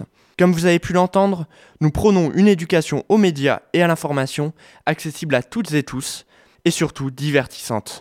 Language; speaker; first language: French; native; French